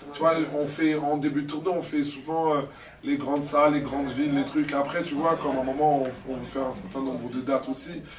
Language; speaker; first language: French; non-native, local second language; Lingala